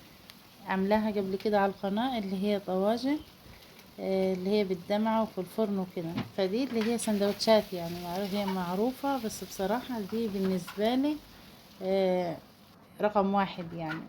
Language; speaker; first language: Arabic; native; Arabic